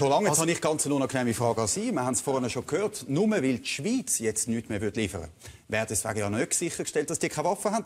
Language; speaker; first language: German; native; German